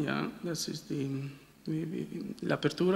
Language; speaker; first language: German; non-native, learner; Albanian